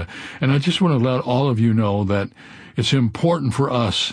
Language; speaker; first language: English; native; English